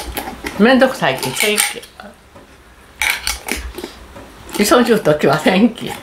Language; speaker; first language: Japanese; native; Japanese